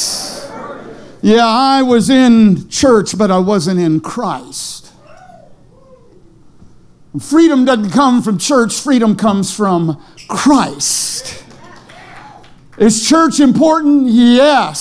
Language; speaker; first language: English; native; English